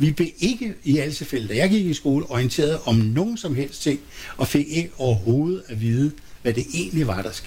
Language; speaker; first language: Danish; native; Danish